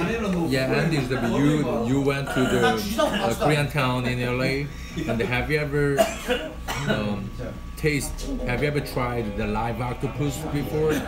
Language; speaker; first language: English; non-native, fluent; Korean